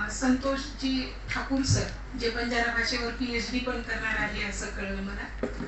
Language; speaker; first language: Marathi; non-native, local second language; Lambadi